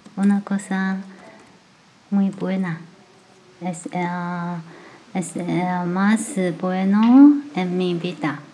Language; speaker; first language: Spanish; non-native, learner; Chinese